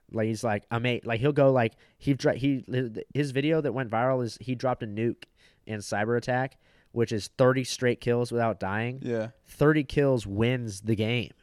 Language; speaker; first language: English; native; English